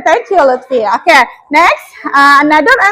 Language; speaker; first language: English; non-native, learner; Indonesian